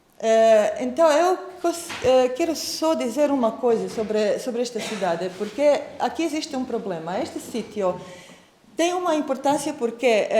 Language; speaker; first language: Portuguese; non-native, fluent; Croatian